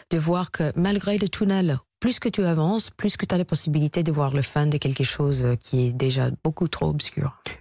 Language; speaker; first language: French; non-native, fluent; English